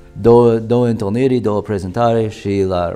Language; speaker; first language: Romanian; non-native, learner; English